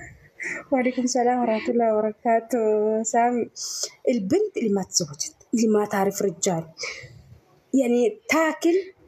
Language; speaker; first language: Arabic; non-native, learner; Oromo